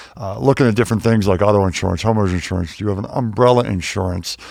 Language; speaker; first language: English; native; English